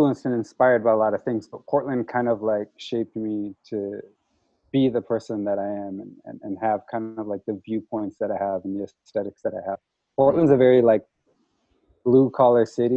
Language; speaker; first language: English; native; English